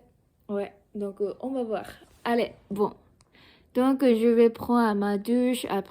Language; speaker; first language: French; non-native, learner; Japanese